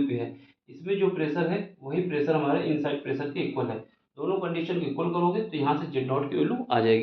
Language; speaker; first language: Hindi; native; Hindi